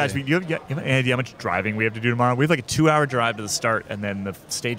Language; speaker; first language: English; native; English